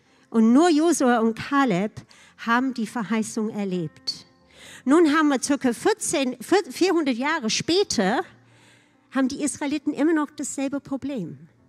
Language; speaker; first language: German; non-native, fluent; English